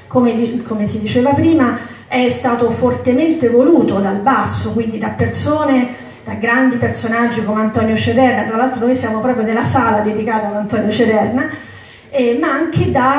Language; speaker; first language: Italian; native; Italian